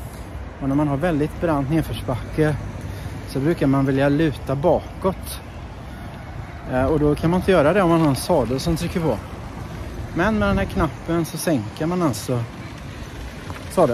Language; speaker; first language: Swedish; native; Swedish